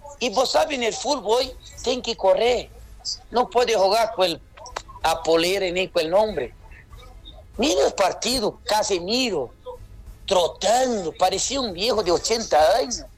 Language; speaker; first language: Spanish; non-native, fluent; Portuguese